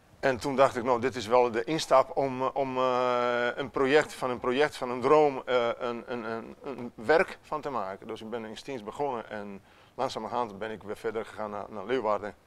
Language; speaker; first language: Dutch; non-native, fluent; Italian